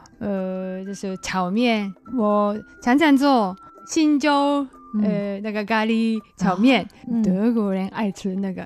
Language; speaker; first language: Chinese; non-native, learner; Japanese